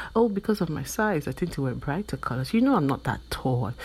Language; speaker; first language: English; non-native, local second language; Yoruba